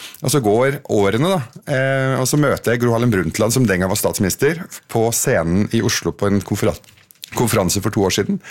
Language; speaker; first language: Norwegian; early bilingual, other home language; Arabic